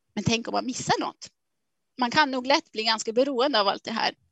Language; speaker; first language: Swedish; non-native, fluent; Swiss German